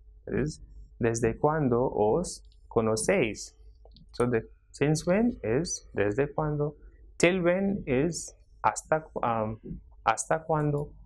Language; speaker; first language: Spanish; non-native, fluent; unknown